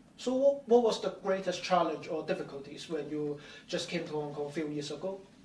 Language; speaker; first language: English; non-native, local second language; Cantonese